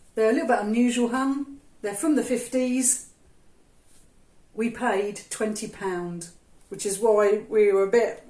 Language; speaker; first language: English; native; English